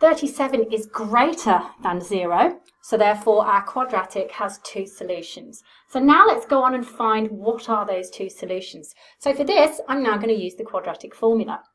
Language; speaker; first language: English; native; English